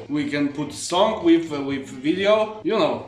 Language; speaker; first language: English; non-native, learner; Polish